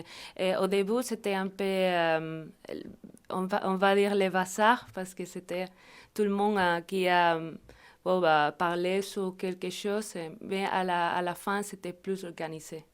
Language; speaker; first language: French; non-native, fluent; Spanish